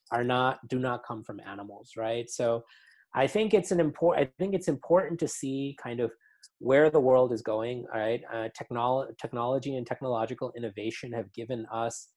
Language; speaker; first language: English; native; English